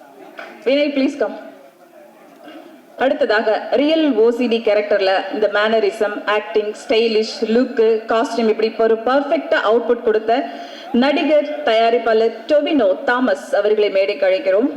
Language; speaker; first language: Tamil; native; Tamil